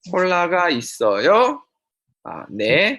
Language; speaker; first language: Korean; non-native, fluent; Indonesian